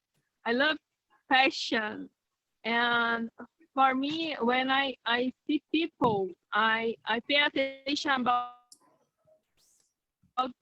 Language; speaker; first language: English; non-native, fluent; Portuguese